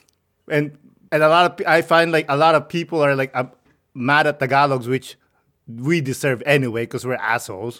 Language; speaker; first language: English; non-native, local second language; Filipino